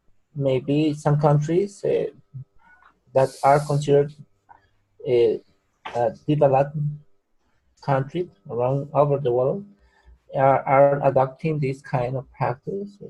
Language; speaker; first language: English; non-native, learner; Spanish